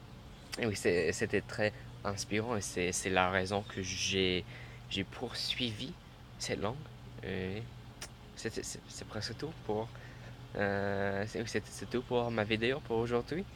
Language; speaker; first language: French; non-native, learner; English